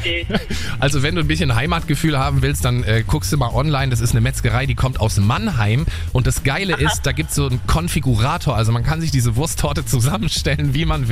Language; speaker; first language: German; native; German